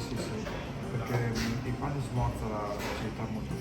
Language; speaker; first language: Italian; native; Italian